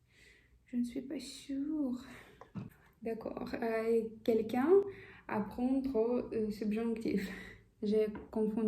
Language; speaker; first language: French; non-native, fluent; Russian